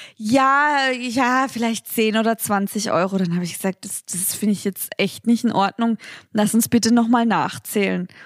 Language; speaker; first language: German; native; German